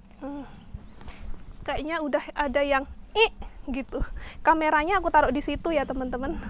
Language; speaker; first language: Indonesian; native; Indonesian